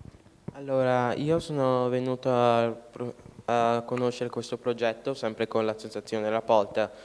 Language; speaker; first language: Italian; early bilingual, other home language; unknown